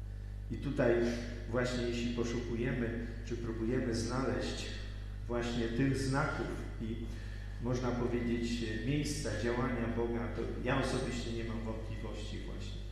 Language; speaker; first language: Polish; native; Polish